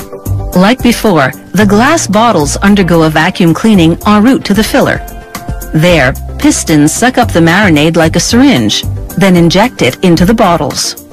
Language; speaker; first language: English; native; English